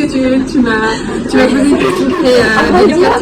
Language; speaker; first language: French; early bilingual, heritage; French